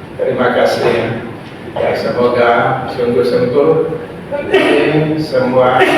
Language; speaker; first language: Indonesian; non-native, fluent; Polish